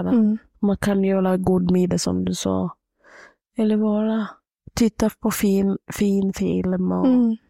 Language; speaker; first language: Swedish; non-native, fluent; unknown